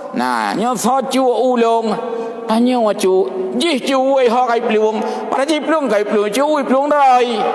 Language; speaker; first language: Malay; non-native, local second language; Achinese